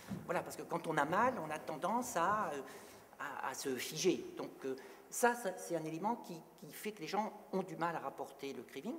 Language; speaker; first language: French; native; French